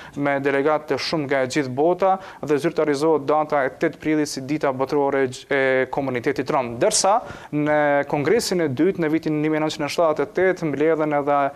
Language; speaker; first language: Albanian; non-native, local second language; Romany